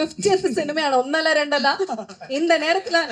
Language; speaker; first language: Tamil; native; Tamil